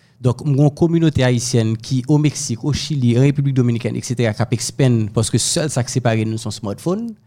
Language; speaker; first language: French; non-native, local second language; Haitian Creole